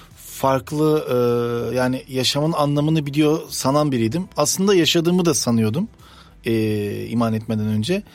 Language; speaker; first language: Turkish; native; Turkish